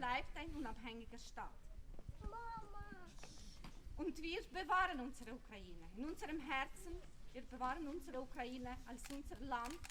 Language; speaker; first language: German; non-native, learner; Ukrainian